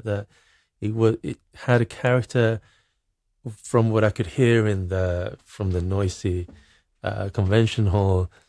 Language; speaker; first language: English; non-native, fluent; Swedish